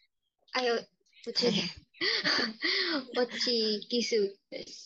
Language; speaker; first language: Japanese; non-native, learner; Filipino